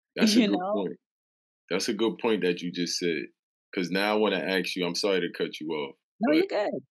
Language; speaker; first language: English; native; English